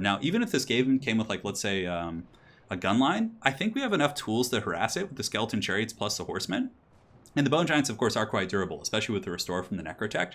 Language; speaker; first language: English; native; English